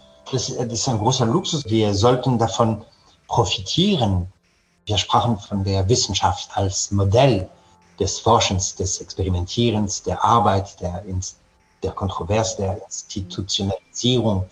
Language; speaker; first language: German; non-native, fluent; French